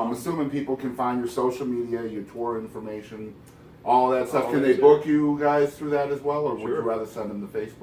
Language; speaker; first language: English; native; English